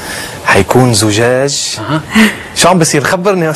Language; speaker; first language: Arabic; native; Arabic